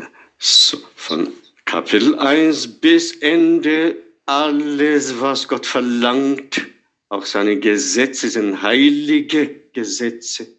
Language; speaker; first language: German; non-native, fluent; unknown